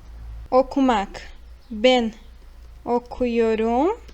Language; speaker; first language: Turkish; non-native, fluent; Portuguese